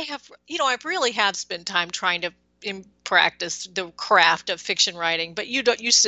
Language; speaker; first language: English; native; English